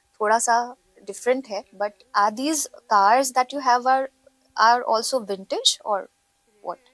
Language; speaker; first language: Hindi; native; Hindi